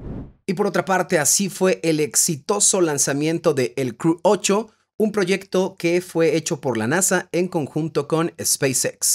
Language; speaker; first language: Spanish; native; Spanish